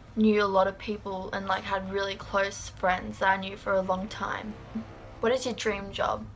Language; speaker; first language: English; native; English